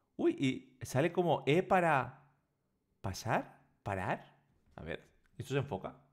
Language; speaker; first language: Spanish; native; Spanish